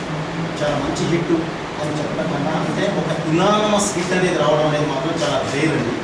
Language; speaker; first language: Telugu; native; Telugu